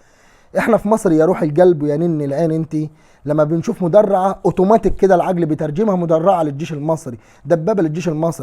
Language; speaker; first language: Arabic; native; Arabic